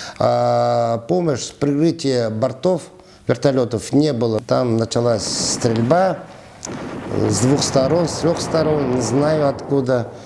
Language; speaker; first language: Russian; non-native, local second language; Chuvash